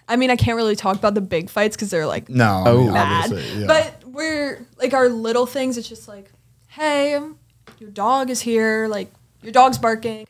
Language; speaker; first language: English; native; English